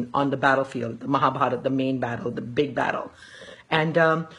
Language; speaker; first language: English; early bilingual, other home language; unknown